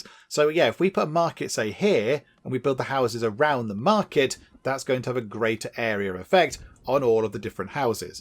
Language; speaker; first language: English; native; English